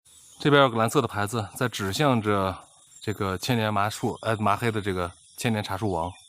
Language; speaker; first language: Chinese; native; Chinese